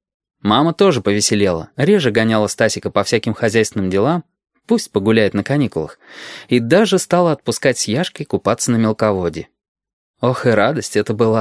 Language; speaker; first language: Russian; native; Russian